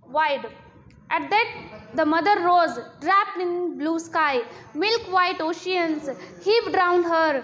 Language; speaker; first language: English; non-native, local second language; Kannada